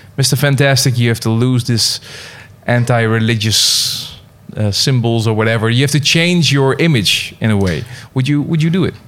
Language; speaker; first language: English; non-native, fluent; Dutch